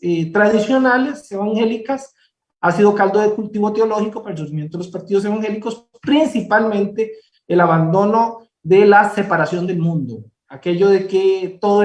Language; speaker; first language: Spanish; native; Spanish